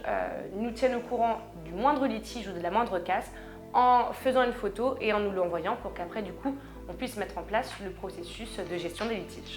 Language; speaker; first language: French; native; French